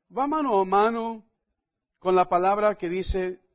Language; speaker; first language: Spanish; non-native, fluent; English